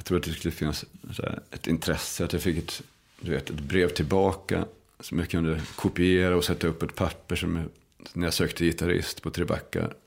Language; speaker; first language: Swedish; native; Swedish